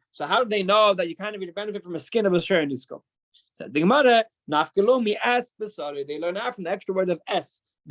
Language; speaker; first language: English; non-native, fluent; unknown